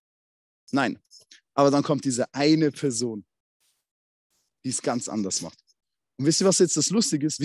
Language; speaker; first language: German; native; German